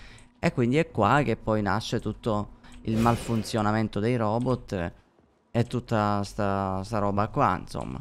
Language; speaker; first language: Italian; native; Italian